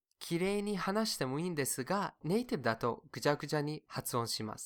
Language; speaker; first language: Japanese; non-native, fluent; English